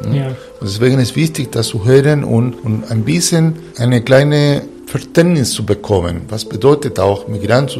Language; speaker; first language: German; non-native, learner; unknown